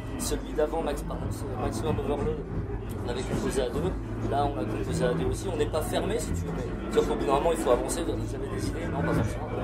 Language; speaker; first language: French; native; French